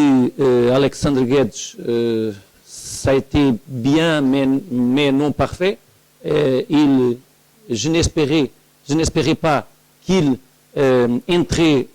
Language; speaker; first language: French; non-native, learner; Portuguese